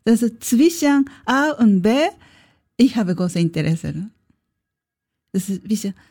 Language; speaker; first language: German; non-native, learner; Japanese